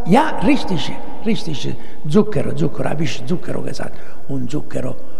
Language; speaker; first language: German; non-native, fluent; Italian